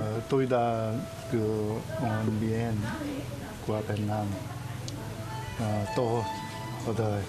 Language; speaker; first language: Vietnamese; non-native, learner; Korean